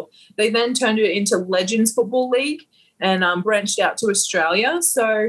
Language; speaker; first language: English; native; English